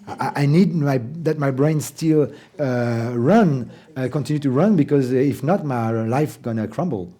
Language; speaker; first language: English; non-native, fluent; French